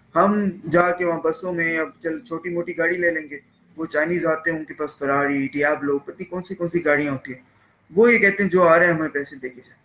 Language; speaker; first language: Urdu; native; Urdu